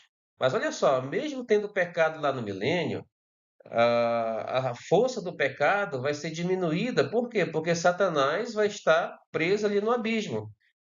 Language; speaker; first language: Portuguese; native; Portuguese